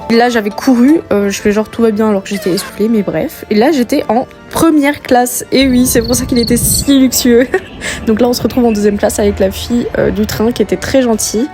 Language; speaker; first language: French; native; French